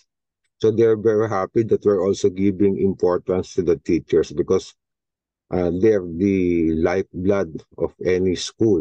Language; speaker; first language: English; non-native, local second language; Filipino